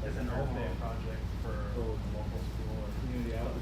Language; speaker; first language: English; native; English